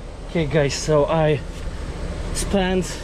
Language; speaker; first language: English; non-native, fluent; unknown